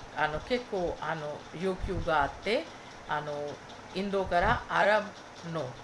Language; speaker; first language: Japanese; non-native, fluent; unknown